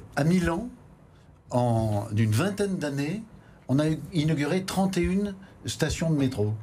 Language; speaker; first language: French; native; French